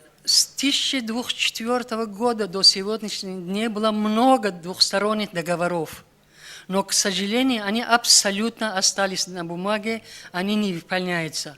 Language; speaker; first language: Russian; non-native, local second language; Tajik